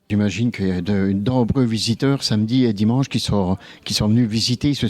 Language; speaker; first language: French; native; French